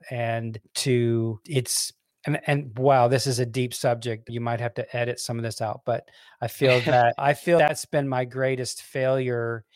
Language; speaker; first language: English; native; English